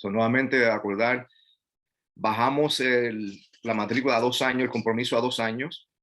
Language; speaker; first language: Spanish; non-native, fluent; English